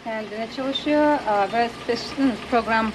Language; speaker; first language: Turkish; non-native, learner; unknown